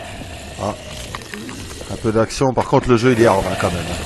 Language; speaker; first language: French; native; French